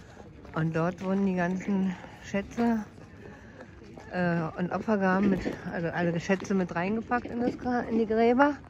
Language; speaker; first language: German; native; German